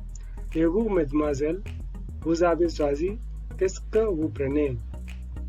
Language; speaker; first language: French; non-native, learner; Hindi